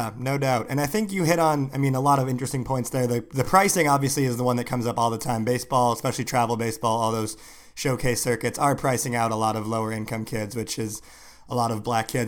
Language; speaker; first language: English; native; English